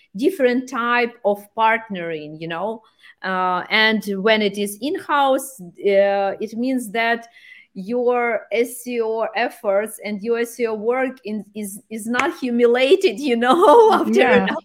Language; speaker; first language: English; non-native, fluent; Ukrainian